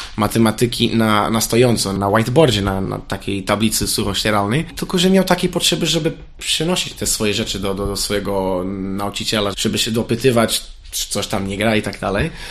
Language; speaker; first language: Polish; non-native, fluent; Portuguese